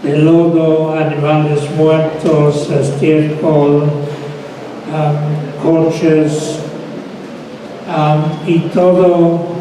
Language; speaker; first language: Spanish; non-native, fluent; English